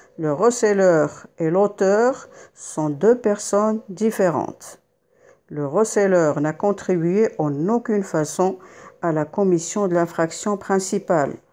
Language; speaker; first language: French; non-native, local second language; Arabic